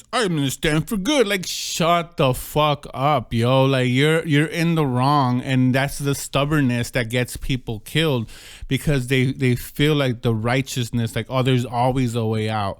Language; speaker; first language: English; native; English